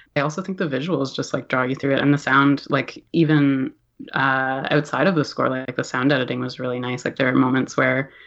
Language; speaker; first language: English; native; English